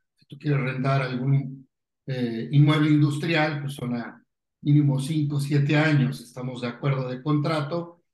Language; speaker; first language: Spanish; native; Spanish